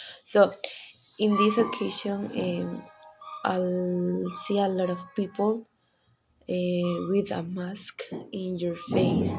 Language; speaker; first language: English; non-native, learner; Spanish